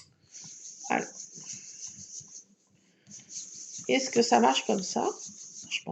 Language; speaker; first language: French; native; French